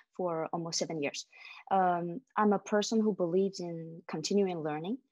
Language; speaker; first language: English; non-native, fluent; Chinese